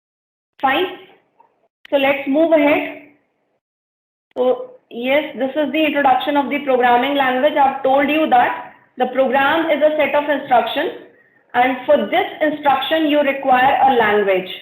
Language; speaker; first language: English; non-native, local second language; Hindi